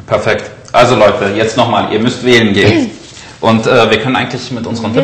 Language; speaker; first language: German; native; German